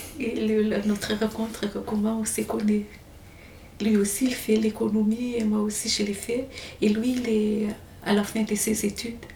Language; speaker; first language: French; non-native, local second language; Malagasy